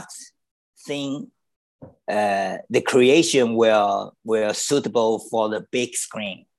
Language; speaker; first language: English; non-native, learner; Chinese